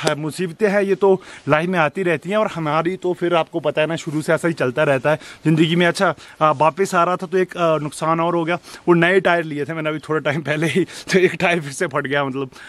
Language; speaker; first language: Hindi; native; Hindi